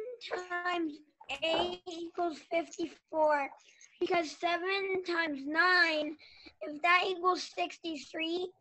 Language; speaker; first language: English; native; English